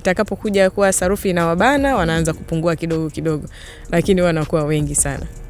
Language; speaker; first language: Swahili; native; Swahili